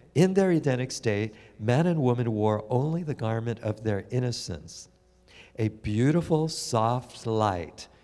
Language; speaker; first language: English; native; English